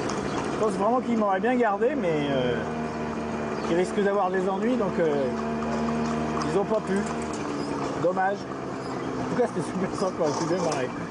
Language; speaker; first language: French; native; French